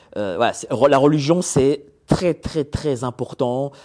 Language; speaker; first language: French; early bilingual, other home language; Polish